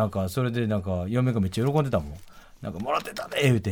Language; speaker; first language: Japanese; native; Japanese